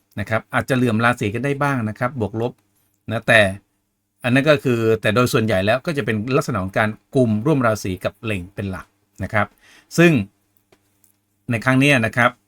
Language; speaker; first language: Thai; native; Thai